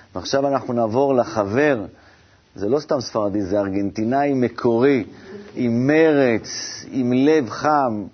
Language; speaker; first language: Hebrew; native; Hebrew